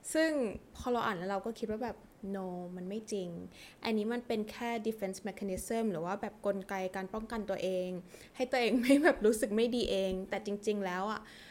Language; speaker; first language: Thai; early bilingual, heritage; Thai